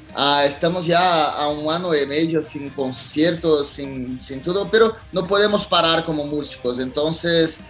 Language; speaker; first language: Spanish; non-native, learner; Portuguese